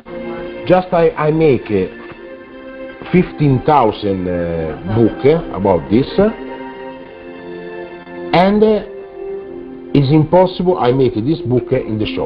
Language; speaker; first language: English; non-native, learner; Italian